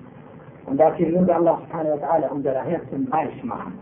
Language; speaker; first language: German; non-native, fluent; Arabic